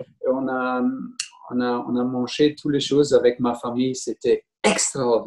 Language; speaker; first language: French; non-native, learner; German